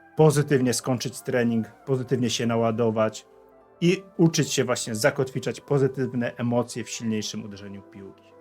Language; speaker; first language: Polish; native; Polish